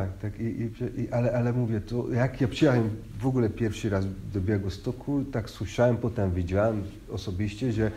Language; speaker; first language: Polish; non-native, fluent; Hungarian